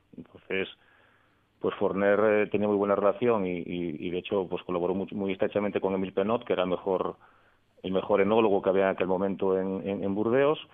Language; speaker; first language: Spanish; native; Spanish